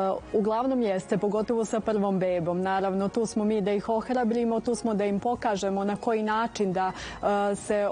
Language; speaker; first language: Serbian; native; Serbian